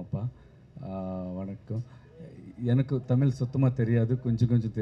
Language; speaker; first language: Tamil; non-native, learner; Telugu